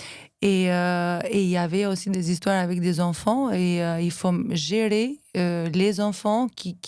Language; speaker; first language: French; non-native, fluent; Albanian